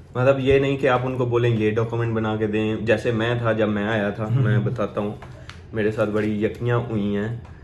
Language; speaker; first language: Urdu; non-native, local second language; Punjabi